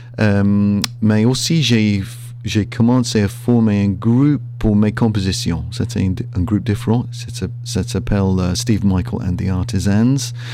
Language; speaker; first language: French; non-native, fluent; English